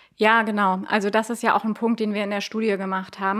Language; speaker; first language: German; native; German